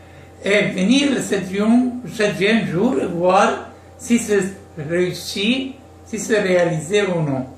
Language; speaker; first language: French; non-native, local second language; Arabic